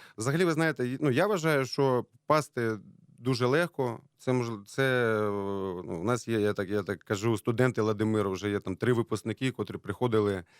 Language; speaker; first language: Ukrainian; native; Ukrainian